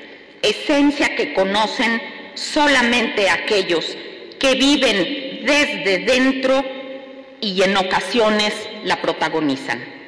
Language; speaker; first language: Spanish; native; Spanish